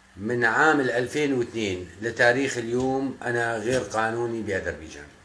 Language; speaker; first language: Arabic; native; Arabic